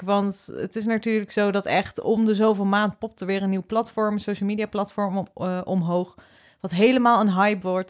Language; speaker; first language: Dutch; native; Dutch